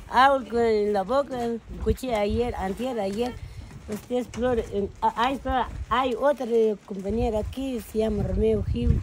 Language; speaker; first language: Spanish; non-native, local second language; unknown